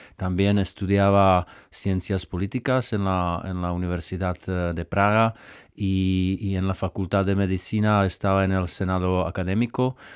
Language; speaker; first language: Spanish; non-native, fluent; Czech